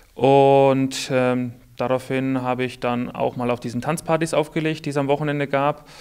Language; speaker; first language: German; native; German